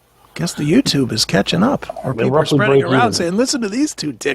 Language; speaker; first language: English; native; English